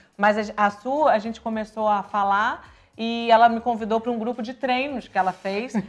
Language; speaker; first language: Portuguese; native; Portuguese